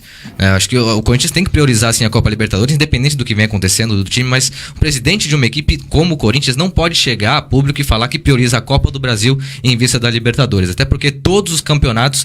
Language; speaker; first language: Portuguese; native; Portuguese